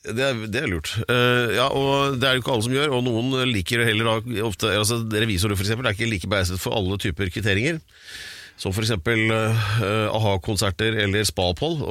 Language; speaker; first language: Norwegian; native; Norwegian